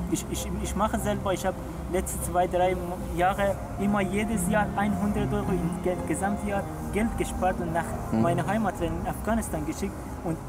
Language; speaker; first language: German; non-native, learner; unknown